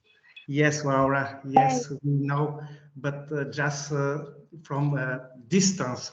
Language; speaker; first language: English; non-native, learner; Bulgarian